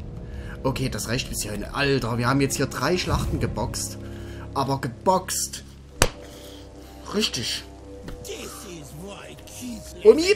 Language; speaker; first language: German; native; German